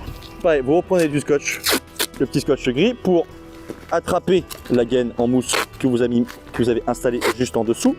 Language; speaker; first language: French; native; French